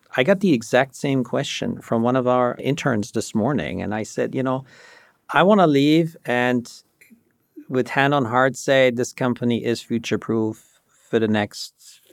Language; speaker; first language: English; non-native, fluent; German